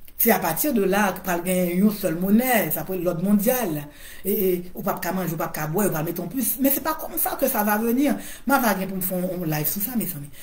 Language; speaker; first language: French; non-native, local second language; Haitian Creole